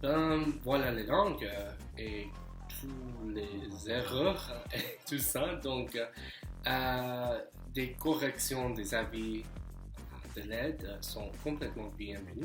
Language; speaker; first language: French; non-native, fluent; English